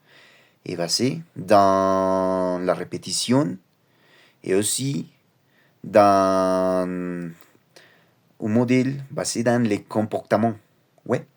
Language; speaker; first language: French; non-native, learner; Spanish